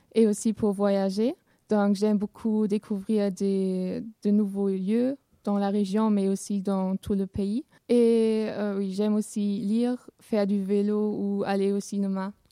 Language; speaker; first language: French; non-native, fluent; German